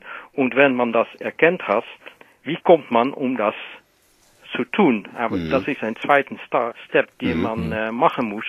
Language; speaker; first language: German; non-native, learner; Dutch